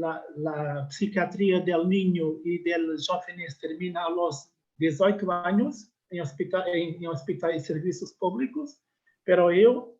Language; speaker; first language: Spanish; non-native, learner; Portuguese